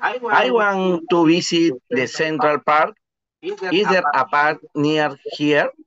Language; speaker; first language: English; non-native, learner; Spanish